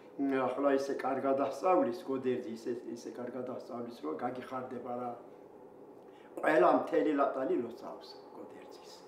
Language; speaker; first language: Georgian; non-native, local second language; Svan